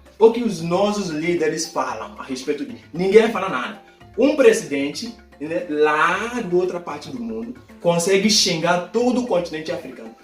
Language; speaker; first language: Portuguese; non-native, fluent; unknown